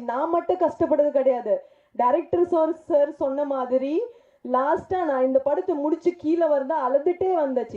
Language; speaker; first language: Tamil; non-native, fluent; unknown